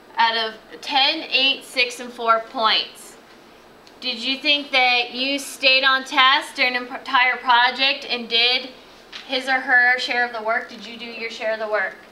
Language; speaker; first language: English; native; English